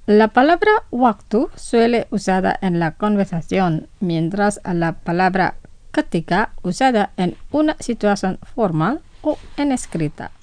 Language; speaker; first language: Spanish; non-native, fluent; Indonesian